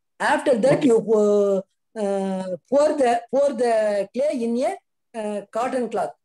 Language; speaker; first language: English; non-native, learner; Tamil